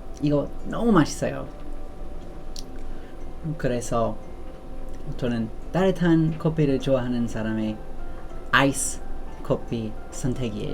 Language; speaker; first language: Korean; non-native, learner; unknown